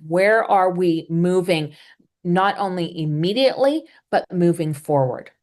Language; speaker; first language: English; native; English